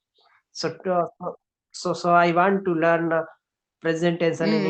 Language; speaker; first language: English; non-native, learner; Hindi